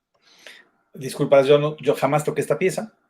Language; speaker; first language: Spanish; native; Spanish